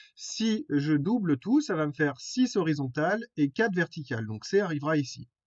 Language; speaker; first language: French; native; French